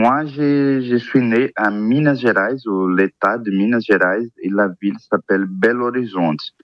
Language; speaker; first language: French; non-native, learner; Portuguese